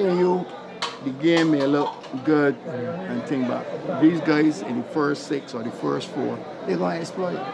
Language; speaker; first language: English; native; English